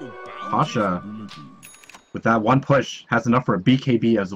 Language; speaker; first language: English; native; English